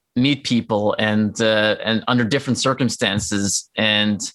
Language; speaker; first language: English; non-native, fluent; Norwegian